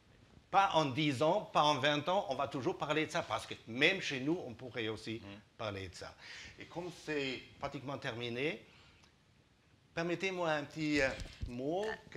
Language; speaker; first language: French; non-native, fluent; German